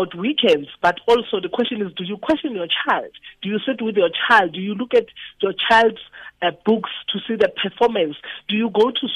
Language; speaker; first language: English; non-native, local second language; Tswana